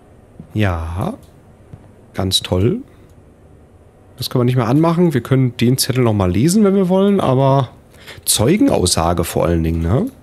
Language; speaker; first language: German; native; German